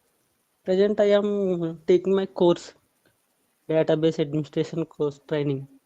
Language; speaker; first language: English; non-native, learner; Telugu